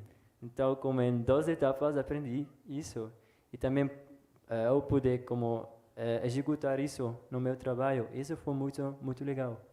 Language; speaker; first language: Portuguese; non-native, fluent; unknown